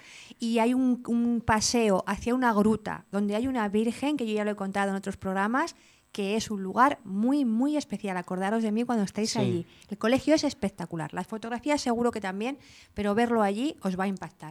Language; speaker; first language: Spanish; native; Spanish